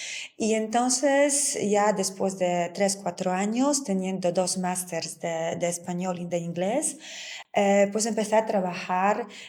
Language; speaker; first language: Spanish; non-native, fluent; Polish